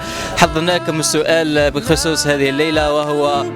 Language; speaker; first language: Arabic; native; Arabic